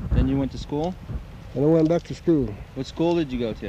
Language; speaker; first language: English; native; English